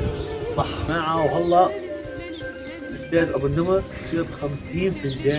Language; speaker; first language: Arabic; native; Arabic